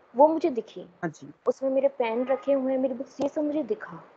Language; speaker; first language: Hindi; native; Hindi